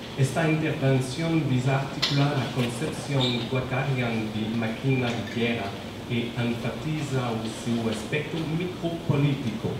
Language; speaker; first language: Portuguese; non-native, learner; French